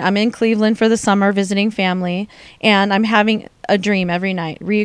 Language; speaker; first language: English; native; English